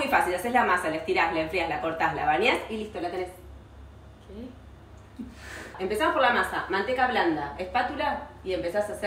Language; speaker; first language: Spanish; native; Spanish